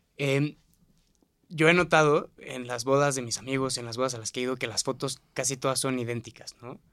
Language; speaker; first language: Spanish; native; Spanish